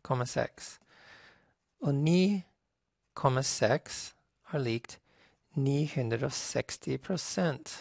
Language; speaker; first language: Norwegian; non-native, fluent; English